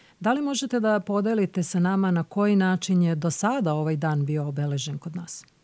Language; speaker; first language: Serbian; native; Serbian